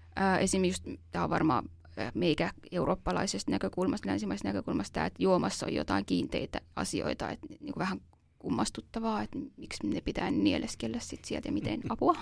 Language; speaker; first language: Finnish; native; Finnish